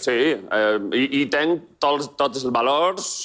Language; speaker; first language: Catalan; non-native, local second language; Spanish